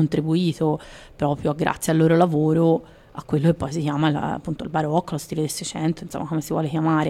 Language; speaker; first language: Italian; native; Italian